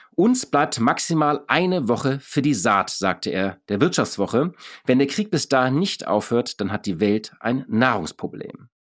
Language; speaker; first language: German; native; German